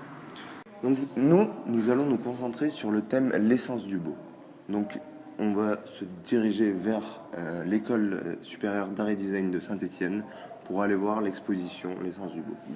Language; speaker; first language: French; native; French